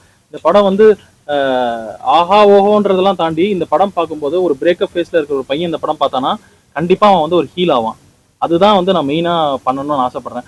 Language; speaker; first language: Tamil; native; Tamil